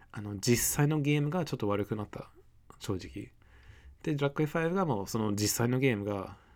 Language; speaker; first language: Japanese; non-native, fluent; English